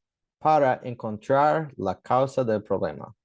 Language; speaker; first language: Spanish; early bilingual, heritage; English